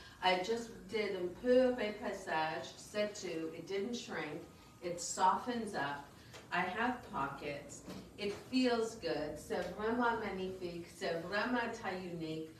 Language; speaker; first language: French; non-native, fluent; English